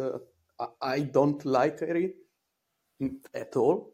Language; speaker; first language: English; non-native, fluent; Italian